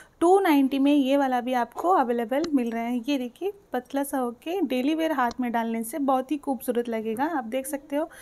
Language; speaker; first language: Hindi; non-native, local second language; Telugu